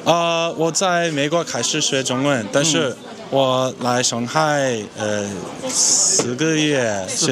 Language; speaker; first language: Chinese; non-native, learner; English